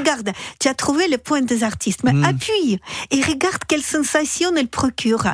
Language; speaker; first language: French; non-native, fluent; Russian